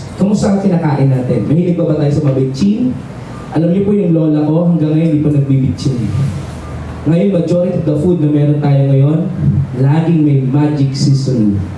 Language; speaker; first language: Filipino; native; Filipino